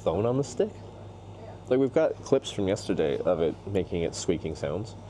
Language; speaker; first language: English; native; English